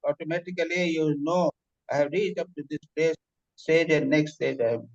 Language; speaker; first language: English; non-native, local second language; Hindi